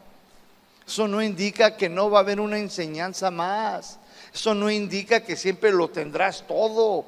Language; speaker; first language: Spanish; native; Spanish